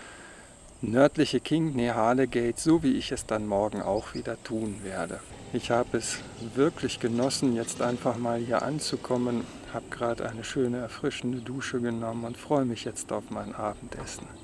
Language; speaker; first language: German; native; German